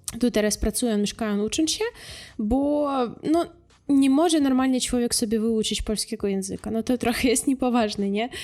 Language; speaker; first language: Polish; non-native, fluent; Russian